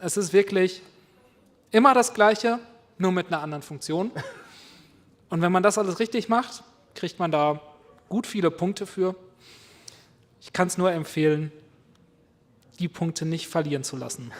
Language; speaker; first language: German; native; German